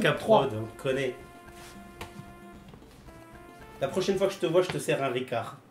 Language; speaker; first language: French; native; French